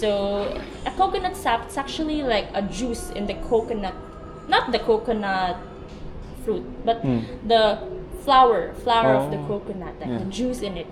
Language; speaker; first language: English; non-native, local second language; Filipino